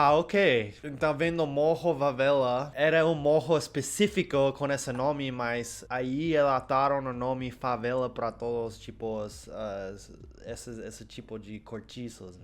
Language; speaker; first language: Portuguese; non-native, learner; English